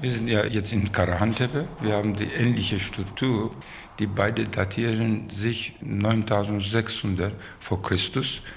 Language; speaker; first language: German; non-native, learner; Turkish